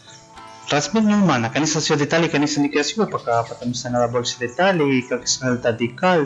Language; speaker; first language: Russian; non-native, learner; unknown